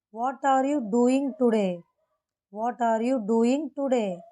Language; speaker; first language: English; non-native, local second language; Hindi